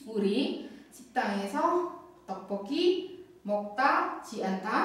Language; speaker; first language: Korean; non-native, fluent; Indonesian